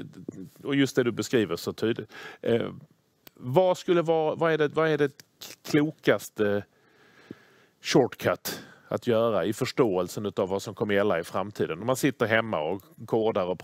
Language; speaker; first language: Swedish; native; Swedish